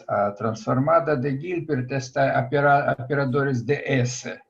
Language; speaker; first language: Spanish; non-native, fluent; Russian